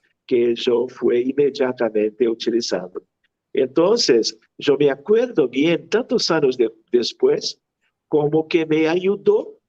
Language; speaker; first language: Spanish; non-native, fluent; Portuguese